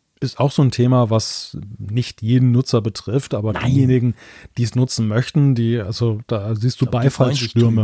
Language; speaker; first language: German; native; German